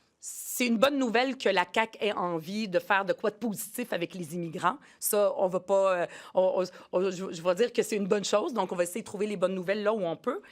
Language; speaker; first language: French; early bilingual, other home language; Arabic